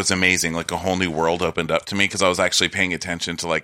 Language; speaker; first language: English; native; English